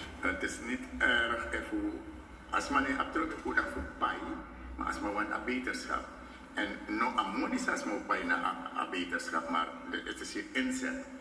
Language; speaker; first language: Dutch; native; Dutch